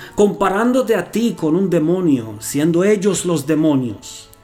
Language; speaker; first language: Spanish; non-native, fluent; Romanian